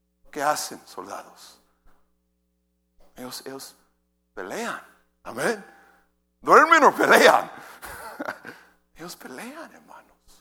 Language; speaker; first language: Spanish; native; Spanish